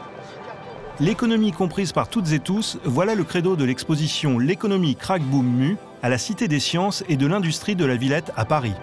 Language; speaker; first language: French; native; French